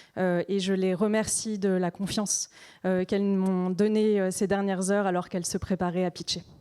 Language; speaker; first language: French; native; French